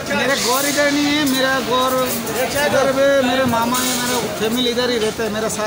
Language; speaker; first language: Hindi; non-native, learner; Bangla